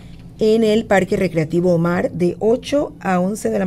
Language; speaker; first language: Spanish; native; Spanish